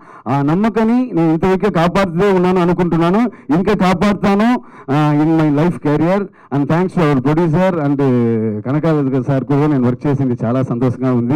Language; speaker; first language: Telugu; non-native, fluent; Tamil